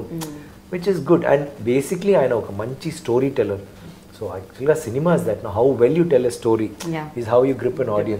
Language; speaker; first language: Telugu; non-native, learner; Tamil